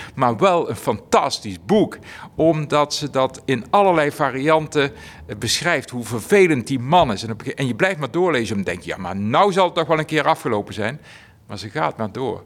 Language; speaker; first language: Dutch; native; Dutch